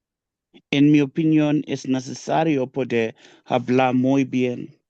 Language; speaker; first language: Spanish; non-native, learner; English